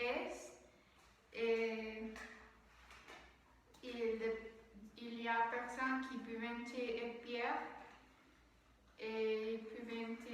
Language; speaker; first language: French; non-native, learner; Spanish